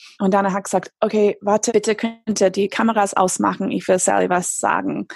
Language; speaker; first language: German; non-native, fluent; English